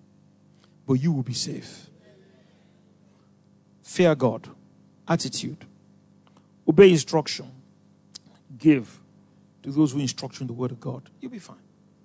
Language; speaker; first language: English; non-native, local second language; Yoruba